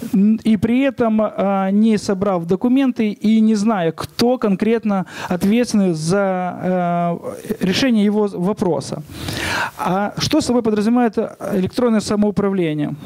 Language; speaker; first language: Russian; non-native, local second language; Ukrainian